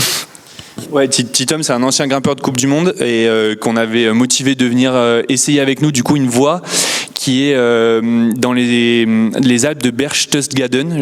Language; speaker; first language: French; native; French